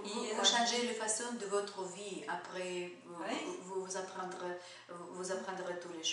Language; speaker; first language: French; non-native, learner; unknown